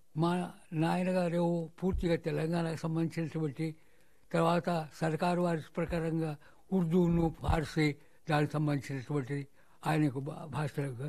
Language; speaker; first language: Telugu; non-native, local second language; Marathi